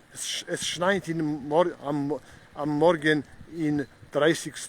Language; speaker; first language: German; non-native, learner; Georgian